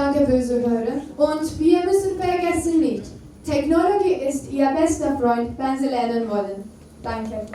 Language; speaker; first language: German; non-native, learner; Turkish